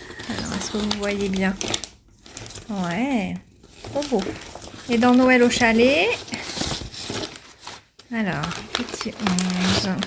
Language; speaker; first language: French; native; French